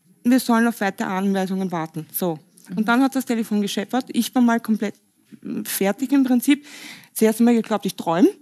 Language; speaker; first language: German; native; German